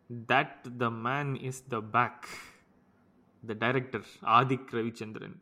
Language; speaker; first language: English; non-native, local second language; Tamil